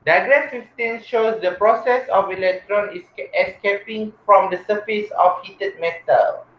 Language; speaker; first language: English; non-native, local second language; Malay